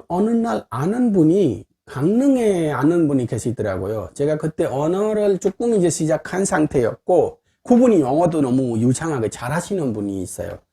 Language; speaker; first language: Korean; non-native, fluent; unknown